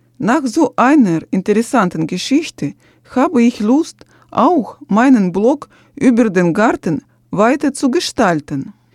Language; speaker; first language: German; non-native, fluent; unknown